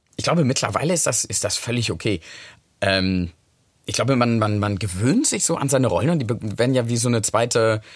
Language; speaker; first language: German; non-native, fluent; English